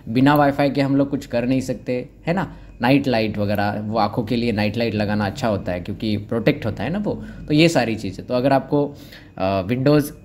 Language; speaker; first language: Hindi; non-native, local second language; Marathi